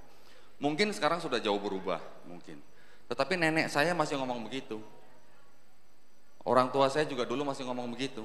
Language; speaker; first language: Indonesian; native; Indonesian